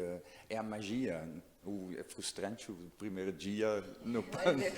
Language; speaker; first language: Portuguese; non-native, learner; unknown